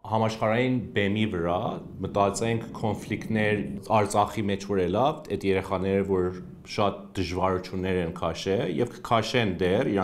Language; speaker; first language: Armenian; early bilingual, heritage; Armenian